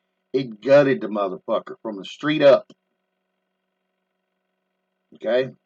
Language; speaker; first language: English; native; English